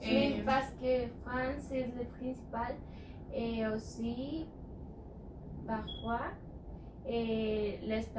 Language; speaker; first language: French; non-native, learner; Spanish